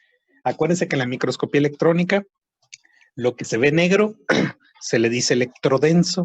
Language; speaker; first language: Spanish; native; Spanish